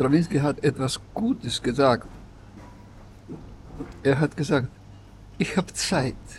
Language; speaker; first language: German; non-native, fluent; Estonian